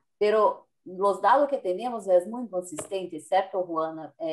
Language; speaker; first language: Spanish; non-native, learner; Portuguese